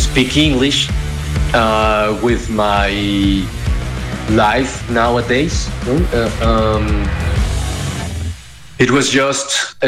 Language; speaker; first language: English; non-native, fluent; Spanish